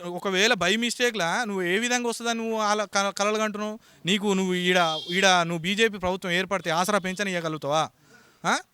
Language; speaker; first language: Telugu; native; Telugu